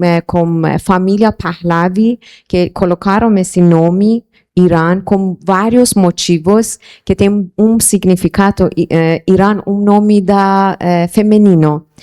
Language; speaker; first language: Portuguese; non-native, fluent; Persian